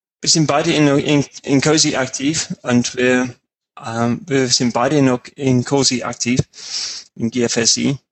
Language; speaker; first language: German; non-native, fluent; English